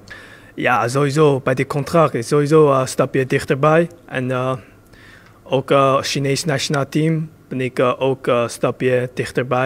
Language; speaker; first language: Dutch; early bilingual, other home language; Chinese